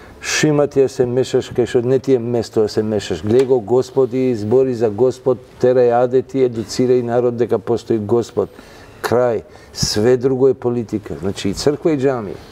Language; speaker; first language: Macedonian; non-native, local second language; Albanian